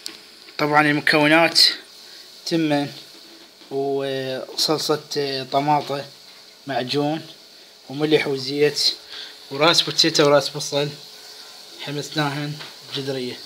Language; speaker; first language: Arabic; native; Arabic